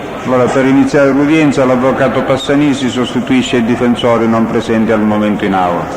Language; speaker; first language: Italian; native; Italian